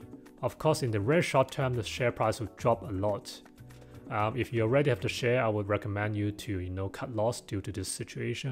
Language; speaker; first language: English; non-native, local second language; Cantonese